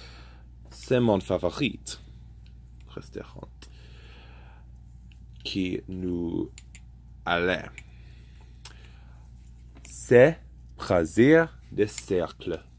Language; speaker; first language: French; non-native, learner; English